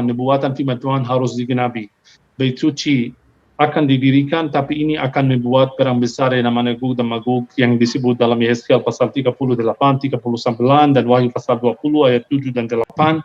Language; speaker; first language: Indonesian; non-native, fluent; Hebrew